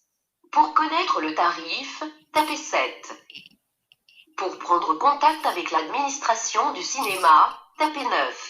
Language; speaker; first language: French; native; French